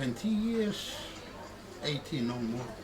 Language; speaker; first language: English; non-native, learner; Greek